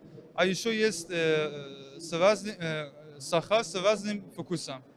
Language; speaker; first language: Russian; non-native, learner; Persian